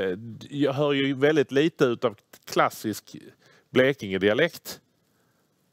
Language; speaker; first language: Swedish; native; Swedish